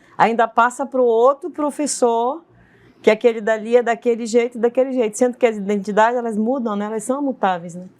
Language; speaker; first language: Portuguese; native; Portuguese